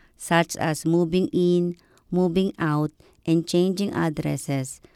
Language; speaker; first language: English; non-native, local second language; Filipino